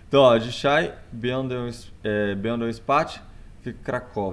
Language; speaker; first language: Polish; non-native, learner; Portuguese